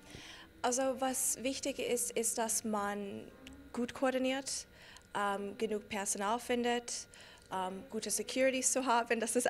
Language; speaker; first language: German; non-native, fluent; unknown